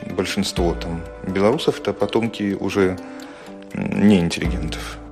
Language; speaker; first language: Polish; non-native, learner; Russian